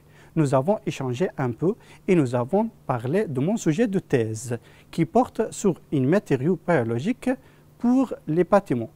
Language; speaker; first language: French; non-native, fluent; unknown